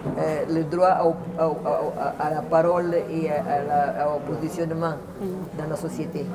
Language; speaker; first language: French; non-native, fluent; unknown